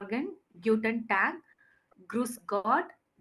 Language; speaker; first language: German; non-native, learner; Tamil